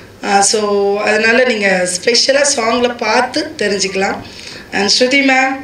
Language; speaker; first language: Tamil; non-native, fluent; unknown